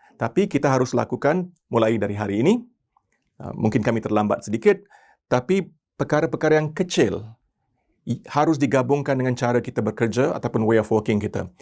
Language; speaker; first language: Malay; non-native, local second language; Tamil